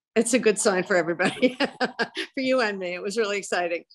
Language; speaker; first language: English; native; English